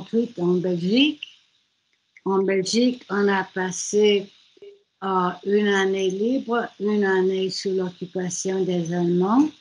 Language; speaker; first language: French; non-native, fluent; German